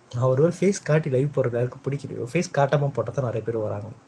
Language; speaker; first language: Tamil; early bilingual, heritage; Tamil